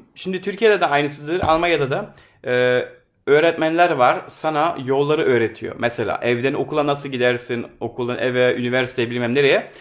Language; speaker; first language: Turkish; early bilingual, heritage; Turkish